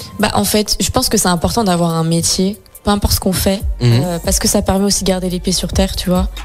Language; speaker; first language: French; native; French